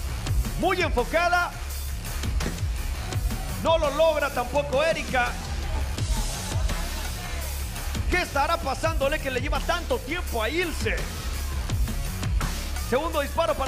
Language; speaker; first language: Spanish; native; Spanish